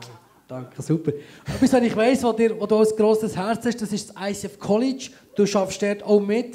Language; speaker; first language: German; native; German